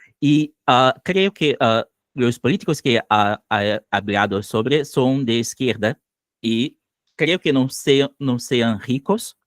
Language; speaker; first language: Spanish; non-native, learner; Portuguese